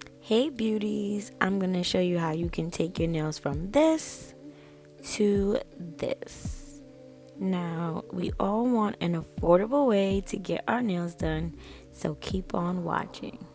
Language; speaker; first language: English; native; English